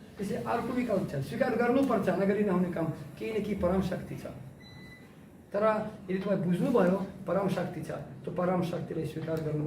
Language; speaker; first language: Nepali; non-native, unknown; Russian